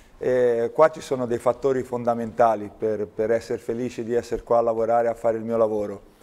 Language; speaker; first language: Italian; native; Italian